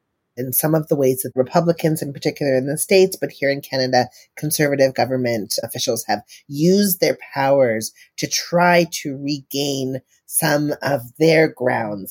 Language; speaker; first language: English; native; English